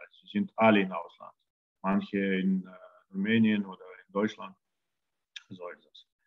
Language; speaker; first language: German; non-native, learner; Russian